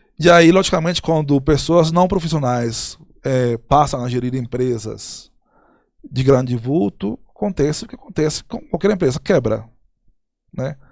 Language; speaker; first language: Portuguese; non-native, fluent; Spanish